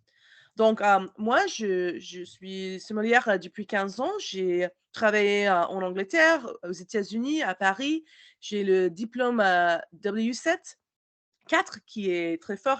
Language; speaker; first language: French; non-native, learner; English